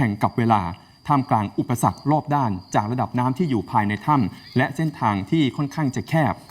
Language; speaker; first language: Thai; native; Thai